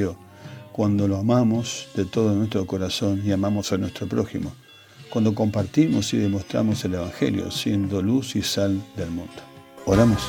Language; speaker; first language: Spanish; native; Spanish